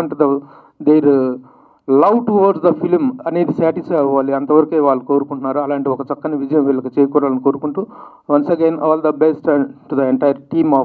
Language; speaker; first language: Telugu; native; Telugu